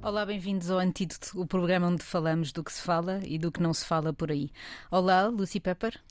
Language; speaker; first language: Portuguese; native; Portuguese